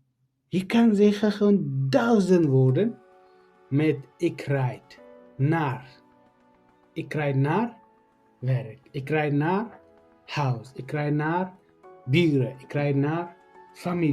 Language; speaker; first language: Dutch; non-native, learner; Tigrinya